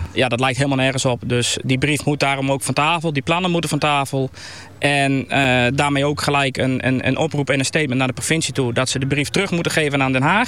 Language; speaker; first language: Dutch; native; Dutch